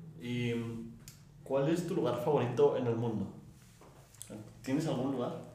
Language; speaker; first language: Spanish; native; Spanish